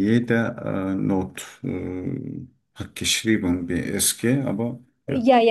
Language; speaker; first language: German; non-native, learner; Turkish